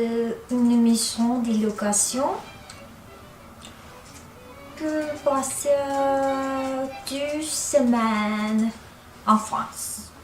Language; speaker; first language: French; non-native, learner; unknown